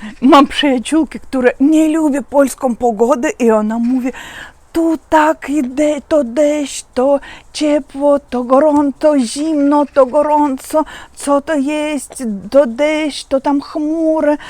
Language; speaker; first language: Polish; non-native, learner; Russian